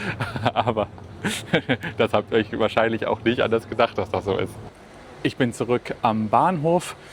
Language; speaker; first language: German; native; German